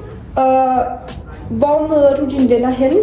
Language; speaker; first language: Danish; native; Danish